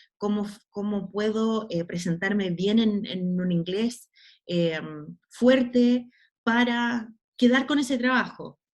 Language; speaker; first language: Spanish; non-native, fluent; English